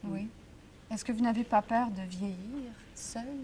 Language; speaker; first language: French; native; French